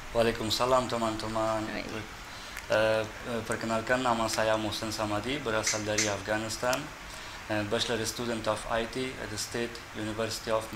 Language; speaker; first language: Indonesian; non-native, fluent; Persian